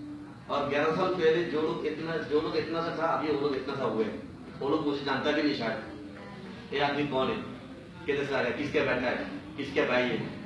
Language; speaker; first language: Hindi; non-native, learner; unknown